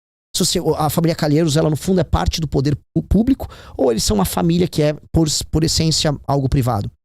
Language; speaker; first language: Portuguese; native; Portuguese